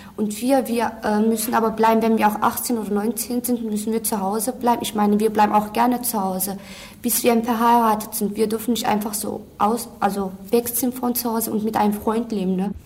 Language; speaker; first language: German; early bilingual, other home language; Turkish